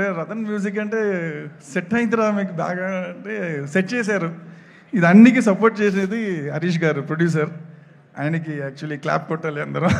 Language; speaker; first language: Telugu; non-native, learner; Tamil